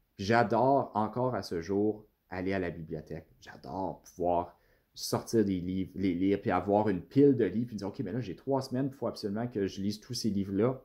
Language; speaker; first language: French; native; French